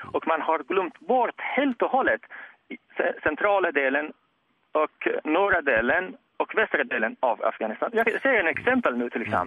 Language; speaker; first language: Swedish; non-native, fluent; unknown